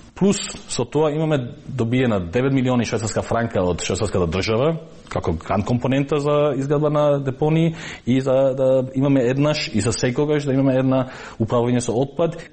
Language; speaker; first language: Macedonian; non-native, local second language; Albanian